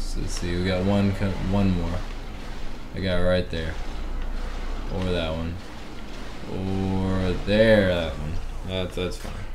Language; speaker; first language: English; native; English